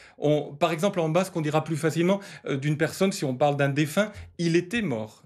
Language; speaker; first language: French; native; French